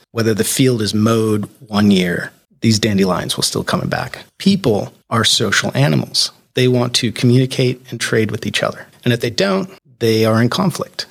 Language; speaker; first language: English; native; English